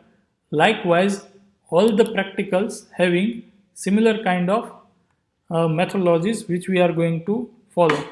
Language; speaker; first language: English; non-native, local second language; Gujarati